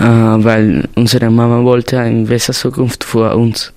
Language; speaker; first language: German; non-native, learner; Spanish